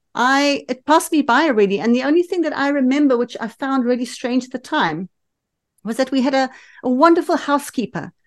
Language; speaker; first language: English; native; English